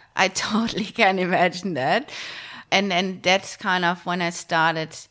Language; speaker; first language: English; non-native, fluent; German